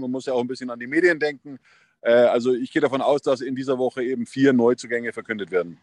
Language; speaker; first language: German; native; German